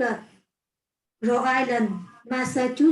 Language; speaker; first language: English; non-native, learner; Vietnamese